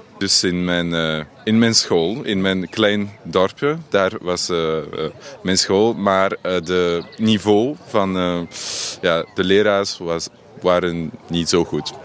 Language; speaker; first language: Dutch; non-native, local second language; French